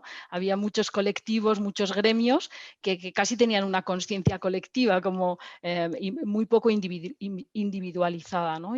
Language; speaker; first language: Spanish; native; Spanish